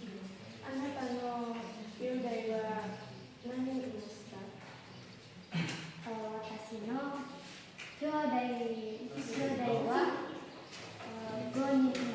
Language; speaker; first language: Japanese; non-native, learner; Indonesian